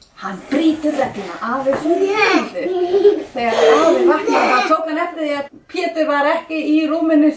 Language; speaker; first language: Icelandic; non-native, fluent; Danish